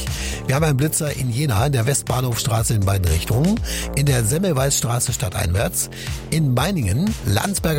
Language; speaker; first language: German; native; German